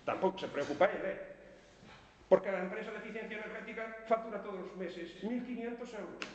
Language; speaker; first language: Spanish; non-native, local second language; Galician